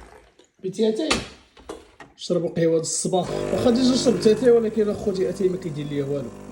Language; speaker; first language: Arabic; native; Arabic